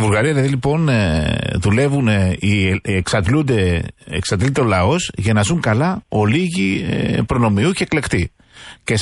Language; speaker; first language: Greek; native; Greek